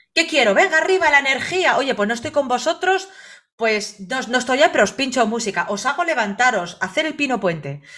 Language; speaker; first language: Spanish; native; Spanish